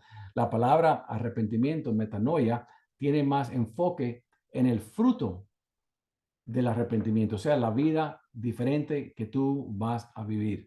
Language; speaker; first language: Spanish; native; Spanish